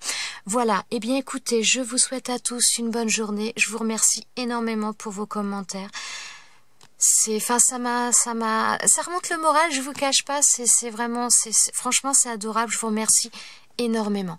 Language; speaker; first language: French; native; French